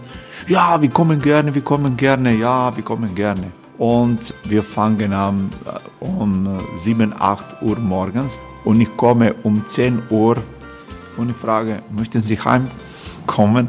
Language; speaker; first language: German; non-native, fluent; Croatian